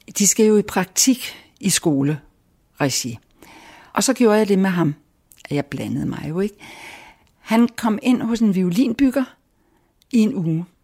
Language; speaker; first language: Danish; native; Danish